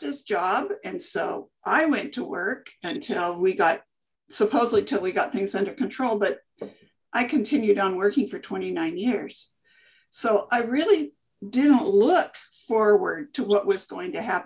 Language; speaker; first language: English; native; English